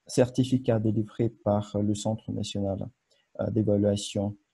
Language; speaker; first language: French; non-native, fluent; Russian